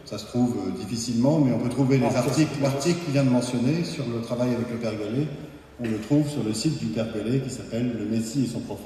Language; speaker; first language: French; native; French